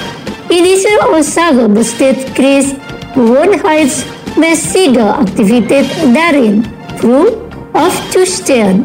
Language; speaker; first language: German; non-native, learner; Indonesian